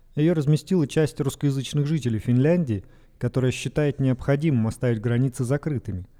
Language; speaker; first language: Russian; native; Russian